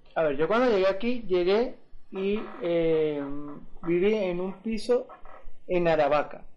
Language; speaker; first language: Spanish; native; Spanish